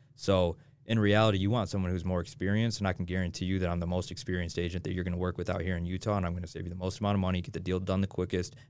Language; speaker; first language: English; native; English